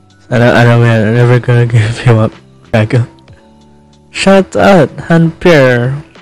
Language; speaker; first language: English; non-native, local second language; Filipino